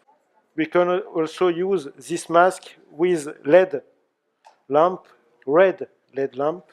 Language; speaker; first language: English; non-native, learner; French